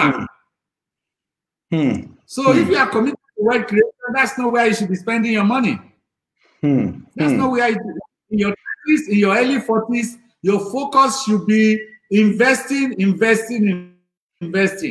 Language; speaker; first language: English; non-native, local second language; Yoruba